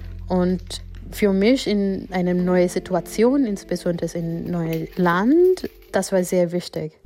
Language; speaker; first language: German; non-native, fluent; Gujarati